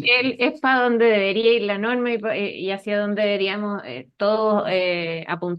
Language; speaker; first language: Spanish; native; Spanish